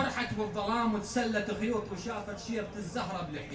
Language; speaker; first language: Arabic; native; Arabic